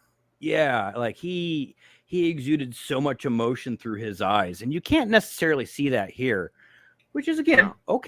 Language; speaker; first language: English; native; English